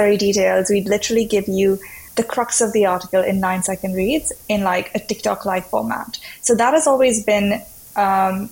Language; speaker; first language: English; non-native, local second language; Hindi